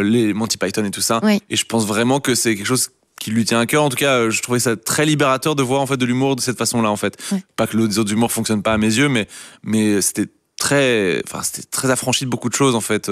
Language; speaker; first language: French; native; French